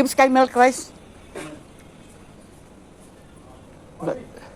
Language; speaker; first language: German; non-native, learner; Filipino